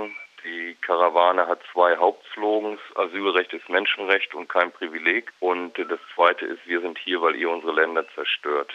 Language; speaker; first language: German; native; German